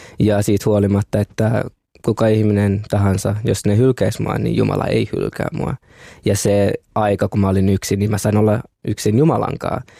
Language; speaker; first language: Finnish; early bilingual, other home language; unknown